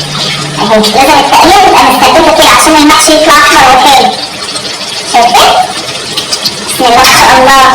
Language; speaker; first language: Arabic; native; Arabic